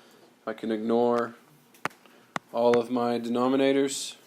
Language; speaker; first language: English; native; English